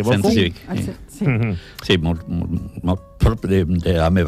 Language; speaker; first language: Catalan; non-native, local second language; Spanish